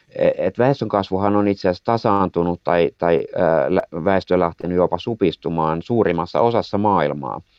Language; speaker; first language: Finnish; native; Finnish